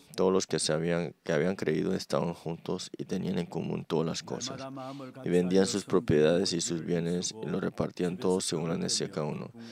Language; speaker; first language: Spanish; non-native, learner; Korean